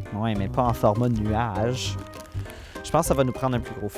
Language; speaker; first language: French; native; French